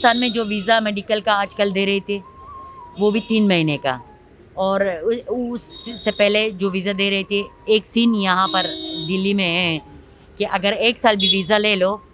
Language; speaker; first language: Hindi; non-native, fluent; Pashto